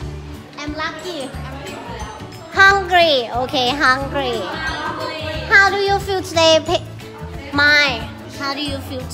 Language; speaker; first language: English; non-native, learner; Thai